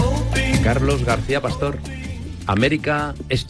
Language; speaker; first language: Spanish; native; Spanish